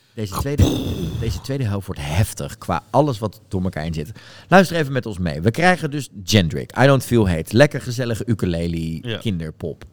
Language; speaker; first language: Dutch; native; Dutch